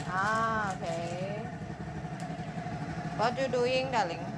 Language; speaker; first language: English; non-native, learner; Thai